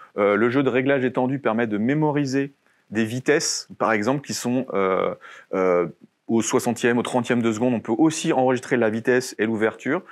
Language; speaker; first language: French; native; French